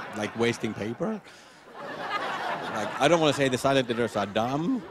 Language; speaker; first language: English; non-native, fluent; Finnish